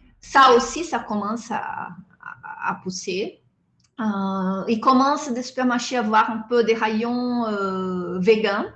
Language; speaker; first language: French; non-native, fluent; Portuguese